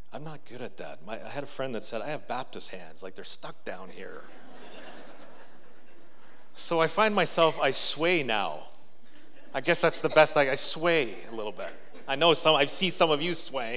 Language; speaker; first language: English; native; English